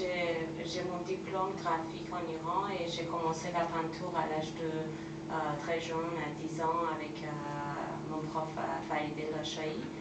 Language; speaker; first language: French; non-native, fluent; Persian